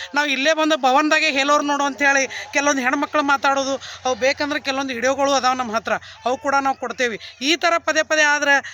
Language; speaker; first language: Kannada; native; Kannada